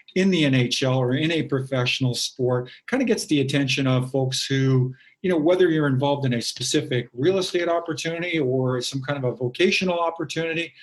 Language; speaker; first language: English; native; English